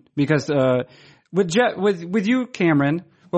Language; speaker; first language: English; native; English